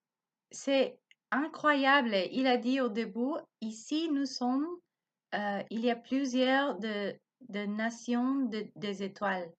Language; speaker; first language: French; non-native, learner; Spanish